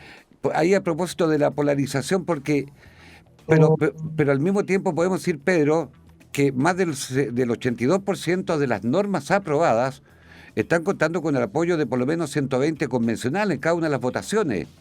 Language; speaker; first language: Spanish; native; Spanish